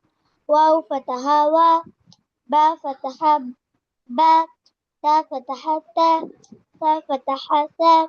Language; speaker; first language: Arabic; non-native, learner; Tamil